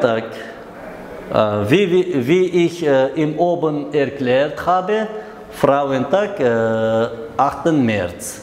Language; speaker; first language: German; non-native, learner; Uzbek